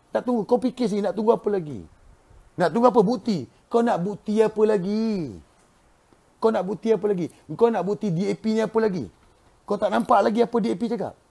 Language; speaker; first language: Malay; native; Malay